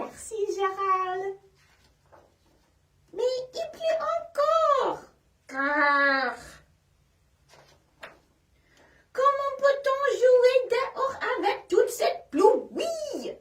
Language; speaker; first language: French; non-native, fluent; English